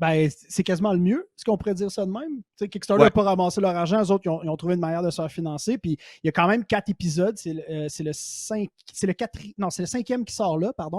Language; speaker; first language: French; native; French